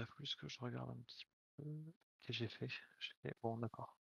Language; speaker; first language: French; native; French